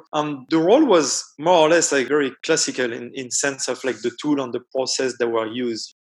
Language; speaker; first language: English; non-native, fluent; French